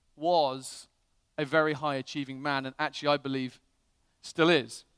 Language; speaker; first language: English; native; English